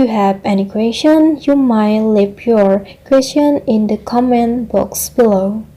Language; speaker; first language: English; non-native, learner; Indonesian